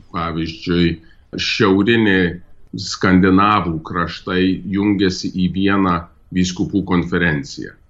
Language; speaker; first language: Lithuanian; early bilingual, heritage; Lithuanian